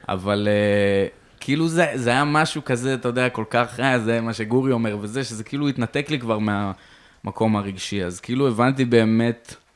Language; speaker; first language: Hebrew; native; Hebrew